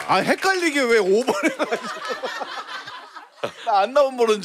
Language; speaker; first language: Korean; native; Korean